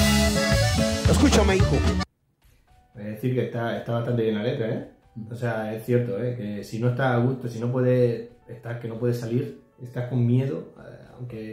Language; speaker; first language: Spanish; native; Spanish